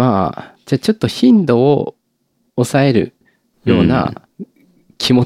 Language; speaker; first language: Japanese; native; Japanese